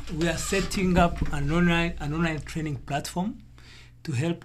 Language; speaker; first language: English; non-native, local second language; Kinyarwanda